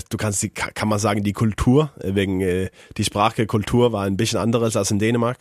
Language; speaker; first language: German; non-native, learner; Faroese